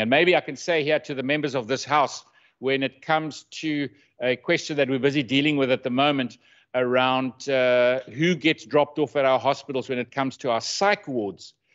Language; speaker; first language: English; native; English